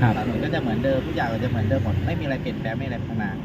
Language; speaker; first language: Thai; native; Thai